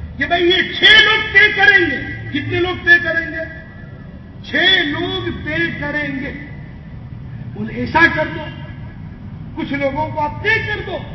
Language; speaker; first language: Urdu; non-native, local second language; Gujarati